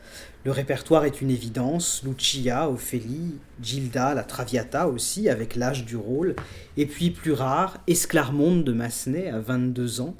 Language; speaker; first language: French; native; French